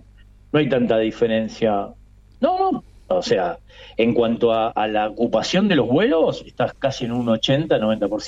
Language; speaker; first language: Spanish; native; Spanish